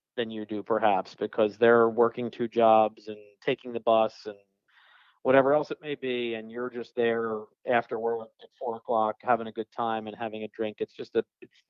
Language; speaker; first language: English; native; English